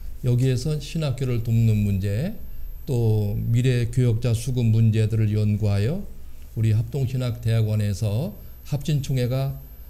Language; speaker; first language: Korean; native; Korean